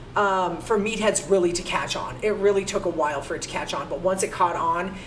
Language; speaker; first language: English; native; English